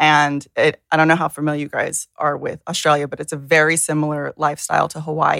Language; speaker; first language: English; native; English